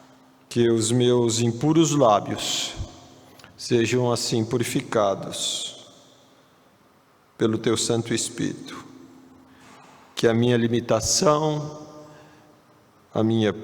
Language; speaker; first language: Portuguese; native; Portuguese